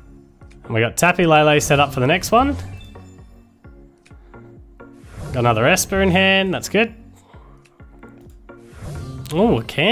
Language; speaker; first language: English; native; English